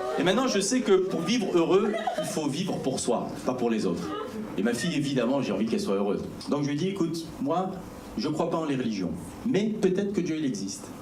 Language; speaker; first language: French; early bilingual, other home language; Arabic